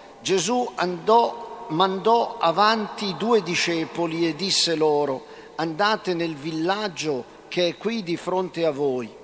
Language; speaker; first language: Italian; native; Italian